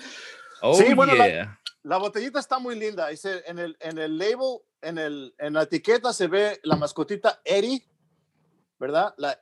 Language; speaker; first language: Spanish; early bilingual, heritage; Spanish